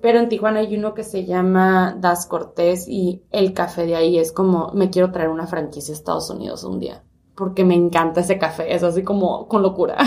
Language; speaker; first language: Spanish; early bilingual, heritage; Spanish